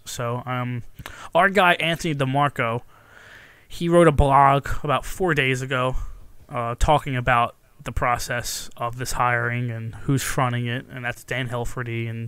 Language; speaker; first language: English; native; English